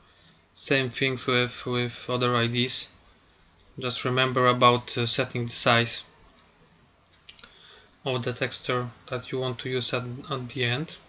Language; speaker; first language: English; non-native, fluent; Polish